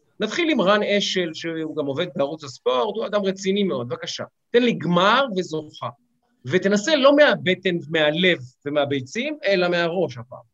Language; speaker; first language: Hebrew; native; Hebrew